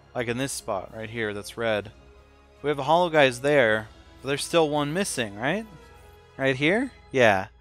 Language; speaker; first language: English; native; English